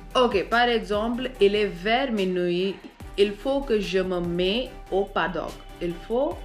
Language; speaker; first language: French; non-native, fluent; Hindi